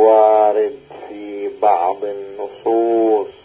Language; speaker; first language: Arabic; native; Arabic